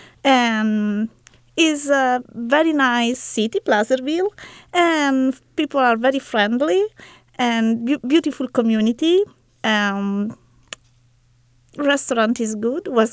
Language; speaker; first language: English; non-native, learner; Italian